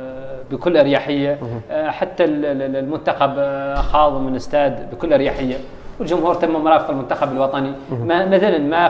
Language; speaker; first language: Arabic; native; Arabic